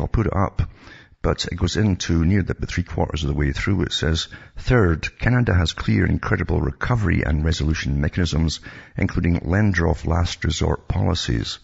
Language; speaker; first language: English; native; English